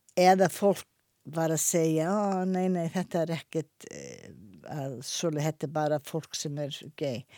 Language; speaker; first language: Icelandic; native; Icelandic